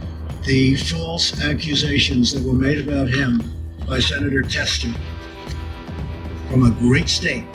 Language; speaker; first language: English; native; English